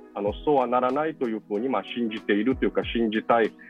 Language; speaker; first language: Japanese; non-native, fluent; Portuguese